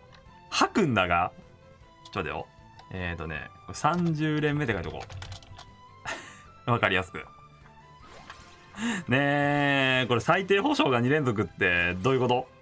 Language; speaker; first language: Japanese; native; Japanese